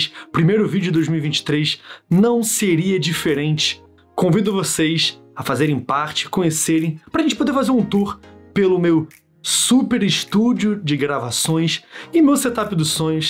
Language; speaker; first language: Portuguese; native; Portuguese